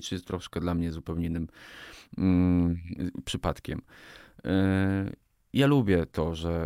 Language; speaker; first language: Polish; native; Polish